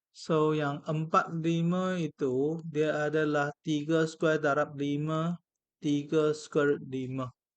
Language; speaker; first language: Malay; non-native, local second language; Chinese